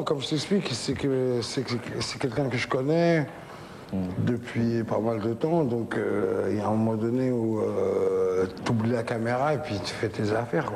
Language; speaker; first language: French; native; French